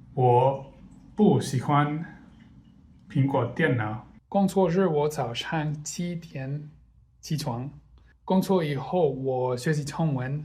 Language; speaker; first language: Chinese; non-native, learner; English